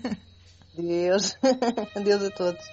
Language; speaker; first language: Portuguese; native; Portuguese